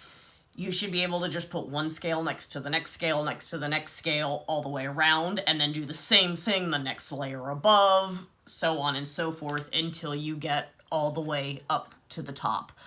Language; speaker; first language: English; native; English